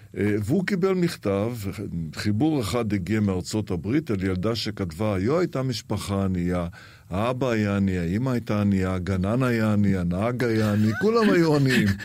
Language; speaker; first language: Hebrew; early bilingual, other home language; Arabic